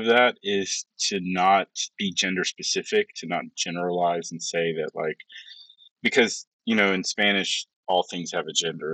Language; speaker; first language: English; early bilingual, other home language; Spanish